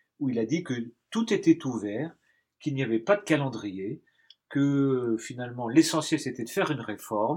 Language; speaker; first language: French; native; French